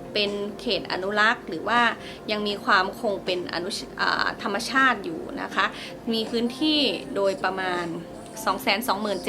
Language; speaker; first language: Thai; native; Thai